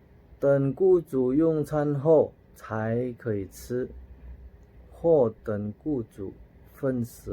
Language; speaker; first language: Chinese; non-native, fluent; Indonesian